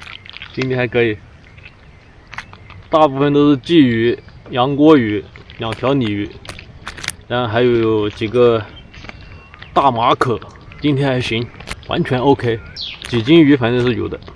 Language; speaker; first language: Chinese; native; Chinese